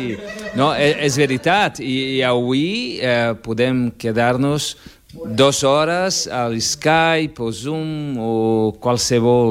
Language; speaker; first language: Catalan; non-native, fluent; Portuguese